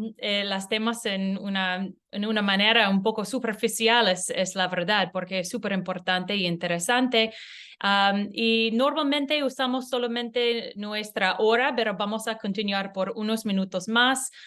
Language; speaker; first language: Spanish; non-native, learner; English